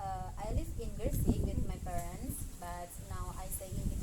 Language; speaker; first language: English; non-native, learner; Indonesian